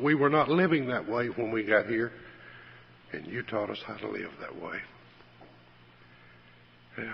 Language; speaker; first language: English; native; English